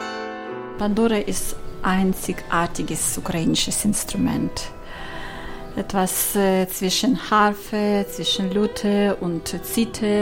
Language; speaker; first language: German; non-native, learner; Ukrainian